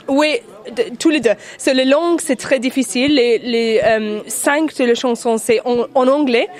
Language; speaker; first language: French; non-native, learner; English